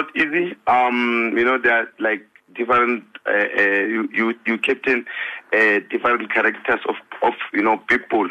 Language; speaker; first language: English; non-native, local second language; Northern Sotho